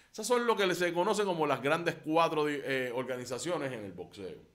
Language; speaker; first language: Spanish; native; Spanish